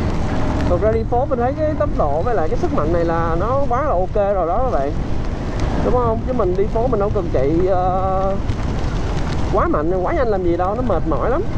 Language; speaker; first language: Vietnamese; native; Vietnamese